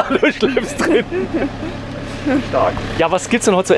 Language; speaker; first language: German; native; German